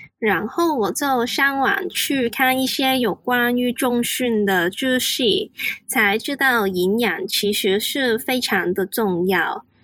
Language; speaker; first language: Chinese; non-native, local second language; Cantonese